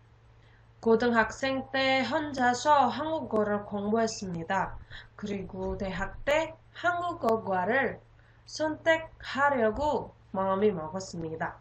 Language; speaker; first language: Korean; non-native, learner; Indonesian